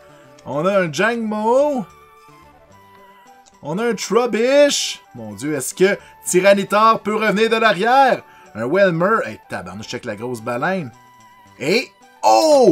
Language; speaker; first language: French; native; French